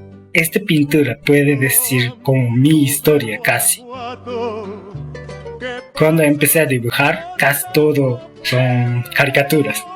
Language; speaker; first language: Spanish; non-native, learner; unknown